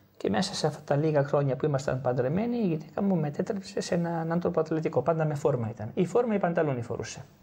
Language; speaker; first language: Greek; non-native, fluent; Italian